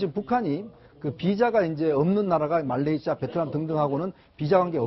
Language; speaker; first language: Korean; native; Korean